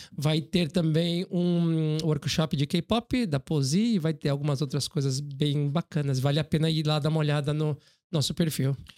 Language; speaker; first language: Portuguese; early bilingual, other home language; Korean